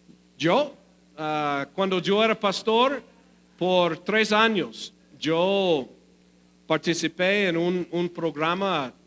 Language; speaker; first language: Spanish; non-native, fluent; English